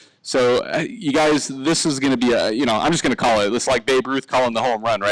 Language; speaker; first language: English; native; English